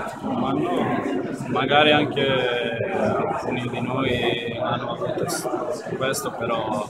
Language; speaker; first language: Italian; non-native, fluent; Serbian